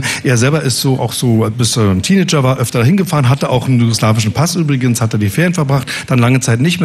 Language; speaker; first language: German; native; German